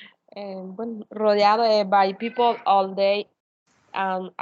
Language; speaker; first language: English; non-native, learner; Spanish